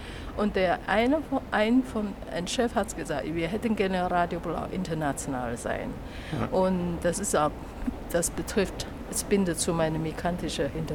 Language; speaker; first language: German; non-native, learner; Chinese